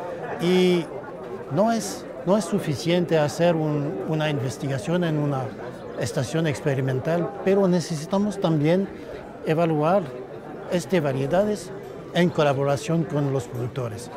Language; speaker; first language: Spanish; non-native, fluent; French